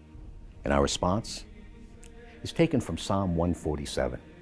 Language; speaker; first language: English; native; English